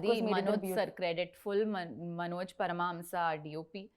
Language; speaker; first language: Telugu; non-native, local second language; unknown